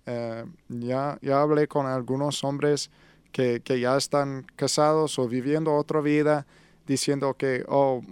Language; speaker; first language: Spanish; non-native, learner; English